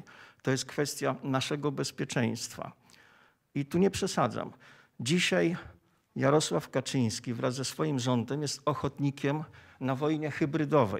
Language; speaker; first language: Polish; native; Polish